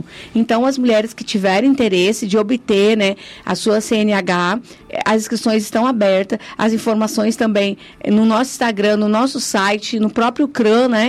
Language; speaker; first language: Portuguese; native; Portuguese